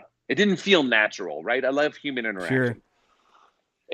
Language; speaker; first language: English; native; English